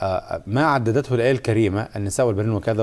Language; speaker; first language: Arabic; native; Arabic